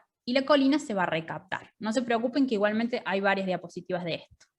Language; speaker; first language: Spanish; native; Spanish